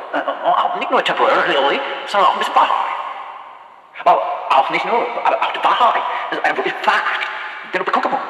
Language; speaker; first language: German; non-native, learner; English